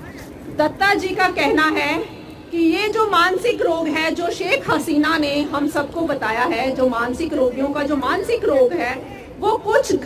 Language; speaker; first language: Hindi; native; Hindi